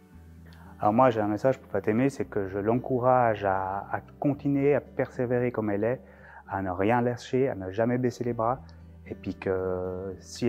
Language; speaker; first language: French; native; French